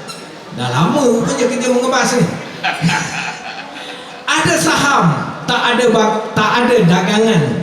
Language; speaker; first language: Malay; native; Malay